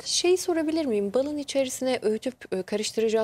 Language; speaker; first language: Turkish; non-native, fluent; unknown